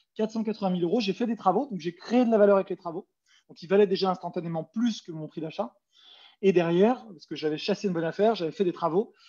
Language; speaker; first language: French; native; French